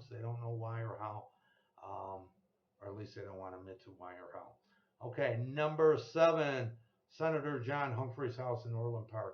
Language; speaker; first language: English; native; English